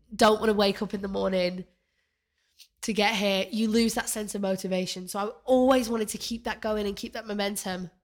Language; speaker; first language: English; native; English